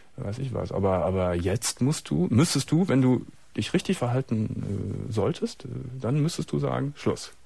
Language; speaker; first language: German; native; German